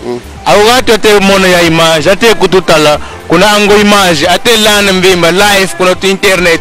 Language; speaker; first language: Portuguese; non-native, local second language; Kongo